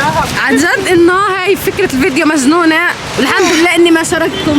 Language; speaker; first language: Arabic; native; Arabic